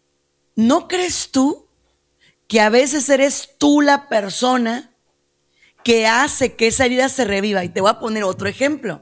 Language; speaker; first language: Spanish; native; Spanish